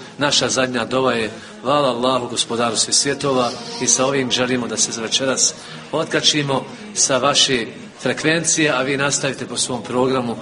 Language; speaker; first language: Bosnian; native; Bosnian